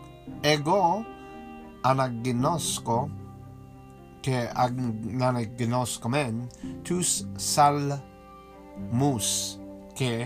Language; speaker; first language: Greek; non-native, learner; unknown